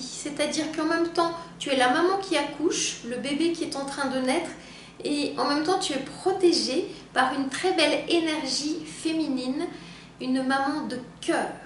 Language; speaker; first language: French; native; French